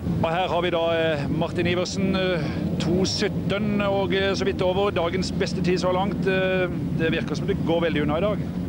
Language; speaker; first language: Norwegian; native; Norwegian